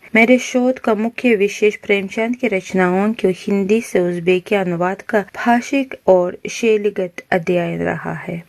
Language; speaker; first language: Hindi; non-native, fluent; Uzbek